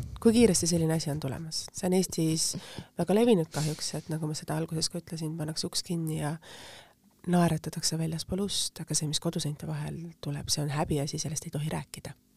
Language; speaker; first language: Estonian; native; Estonian